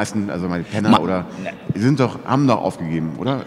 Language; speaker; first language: German; native; German